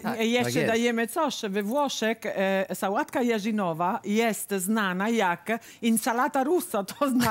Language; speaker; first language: Polish; non-native, learner; Italian